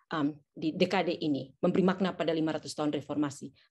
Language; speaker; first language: Indonesian; native; Indonesian